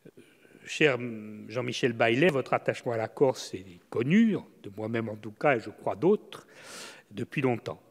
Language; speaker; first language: French; native; French